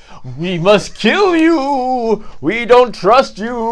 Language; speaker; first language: English; native; English